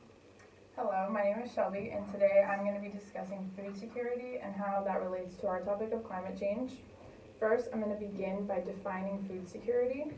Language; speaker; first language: English; native; English